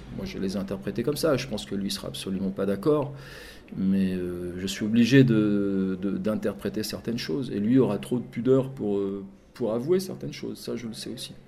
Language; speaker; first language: French; native; French